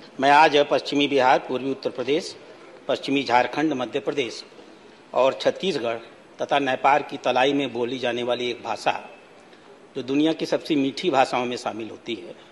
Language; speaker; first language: Hindi; native; Hindi